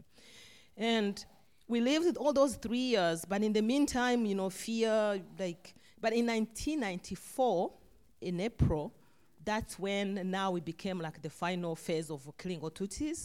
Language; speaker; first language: English; non-native, local second language; Kinyarwanda